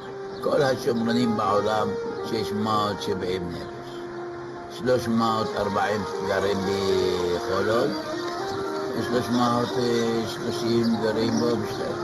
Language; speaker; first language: Hebrew; non-native, local second language; Arabic